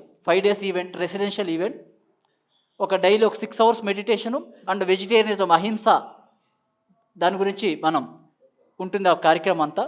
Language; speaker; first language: Telugu; native; Telugu